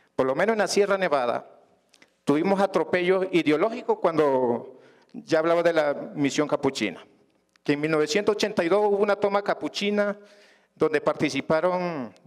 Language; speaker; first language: Spanish; non-native, local second language; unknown